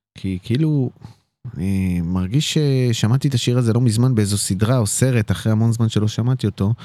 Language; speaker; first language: Hebrew; native; Hebrew